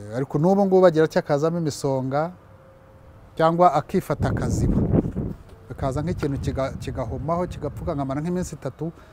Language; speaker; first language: Kinyarwanda; early bilingual, heritage; Kinyarwanda